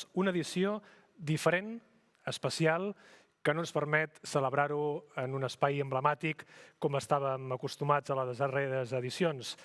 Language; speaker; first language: Catalan; native; Catalan